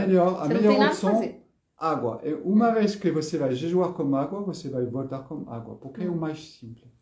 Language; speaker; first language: Portuguese; non-native, fluent; French